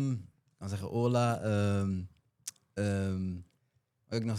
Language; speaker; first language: Dutch; early bilingual, other home language; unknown